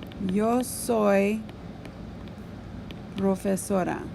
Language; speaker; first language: Spanish; non-native, fluent; English